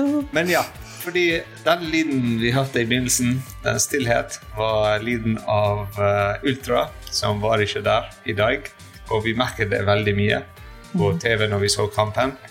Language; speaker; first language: Norwegian; non-native, fluent; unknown